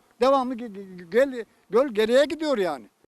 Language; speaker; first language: Turkish; native; Turkish